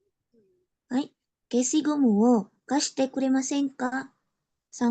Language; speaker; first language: Japanese; non-native, learner; Indonesian